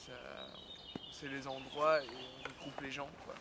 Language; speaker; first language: French; native; French